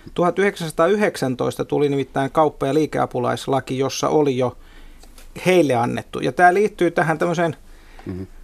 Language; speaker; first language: Finnish; native; Finnish